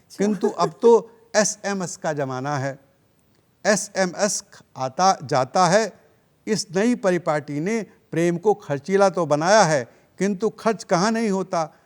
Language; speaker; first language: Hindi; native; Hindi